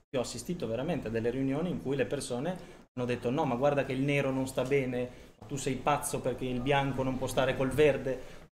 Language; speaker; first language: Italian; native; Italian